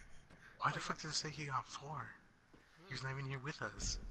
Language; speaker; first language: English; native; English